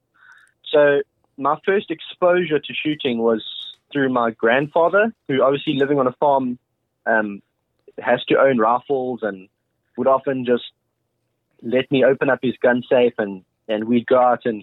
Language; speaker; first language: English; native; English